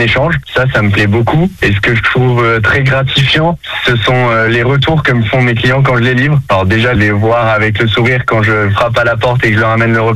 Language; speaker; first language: French; native; French